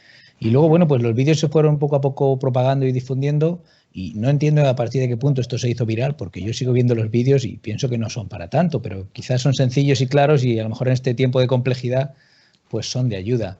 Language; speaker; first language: Spanish; native; Spanish